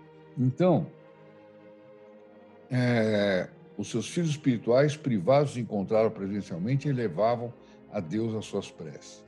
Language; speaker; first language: Portuguese; native; Portuguese